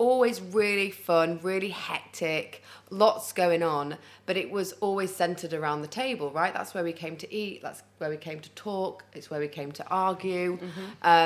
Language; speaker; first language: English; native; English